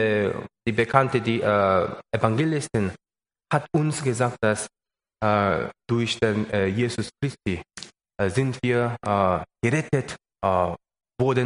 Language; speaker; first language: German; non-native, learner; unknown